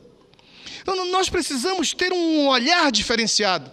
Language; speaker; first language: Portuguese; native; Portuguese